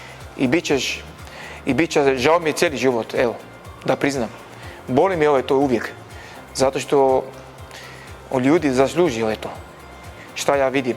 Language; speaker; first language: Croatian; non-native, learner; Arabic